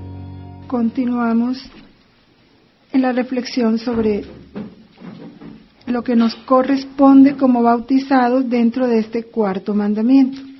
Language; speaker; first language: Spanish; native; Spanish